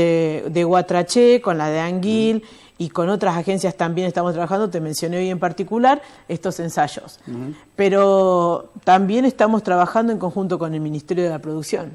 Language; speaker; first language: Spanish; native; Spanish